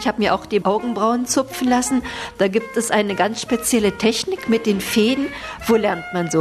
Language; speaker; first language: German; native; German